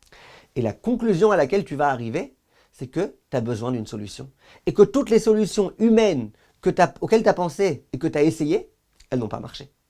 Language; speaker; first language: French; native; French